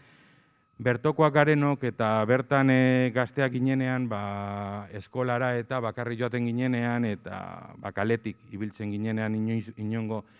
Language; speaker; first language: Basque; native; Basque